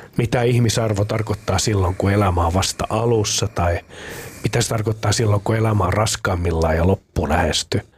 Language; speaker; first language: Finnish; native; Finnish